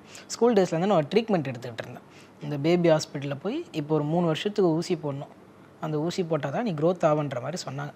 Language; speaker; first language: Tamil; native; Tamil